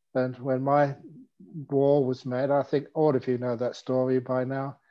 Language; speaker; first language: English; native; English